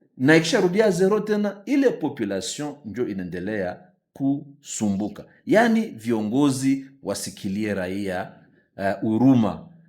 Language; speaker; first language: Swahili; native; Swahili